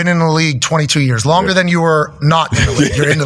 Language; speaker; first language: English; native; English